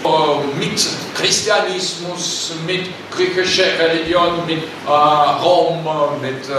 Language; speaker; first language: German; non-native, learner; Russian